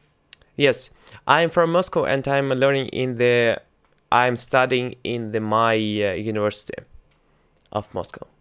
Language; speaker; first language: English; non-native, fluent; Russian